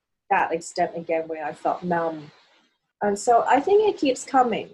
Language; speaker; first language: English; non-native, local second language; Cantonese